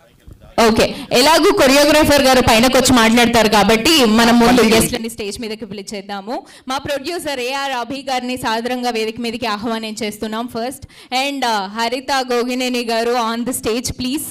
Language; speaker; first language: Telugu; native; Telugu